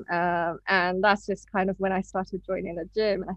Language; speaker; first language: English; non-native, local second language; Japanese